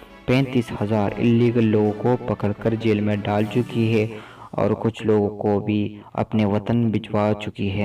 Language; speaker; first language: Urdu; non-native, local second language; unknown